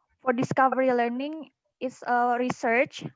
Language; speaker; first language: English; non-native, learner; Indonesian